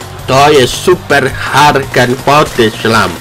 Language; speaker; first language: Polish; non-native, learner; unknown